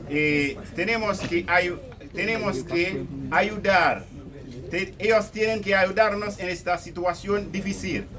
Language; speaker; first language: Spanish; non-native, fluent; Haitian Creole